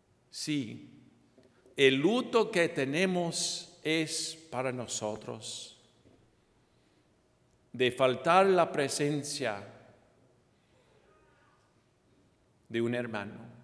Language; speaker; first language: Spanish; non-native, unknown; English